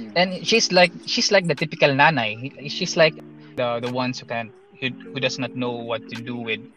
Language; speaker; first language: English; non-native, local second language; Cebuano